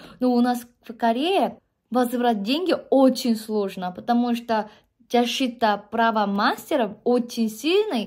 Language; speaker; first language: Russian; non-native, fluent; Korean